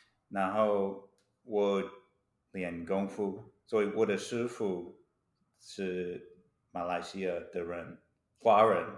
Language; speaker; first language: Chinese; non-native, learner; English